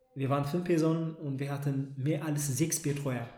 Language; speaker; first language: German; non-native, fluent; Amharic